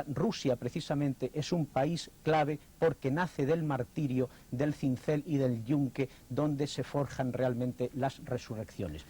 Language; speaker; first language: Spanish; native; Spanish